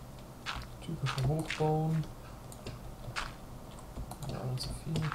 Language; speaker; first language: German; native; German